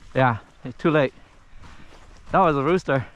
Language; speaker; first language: English; native; English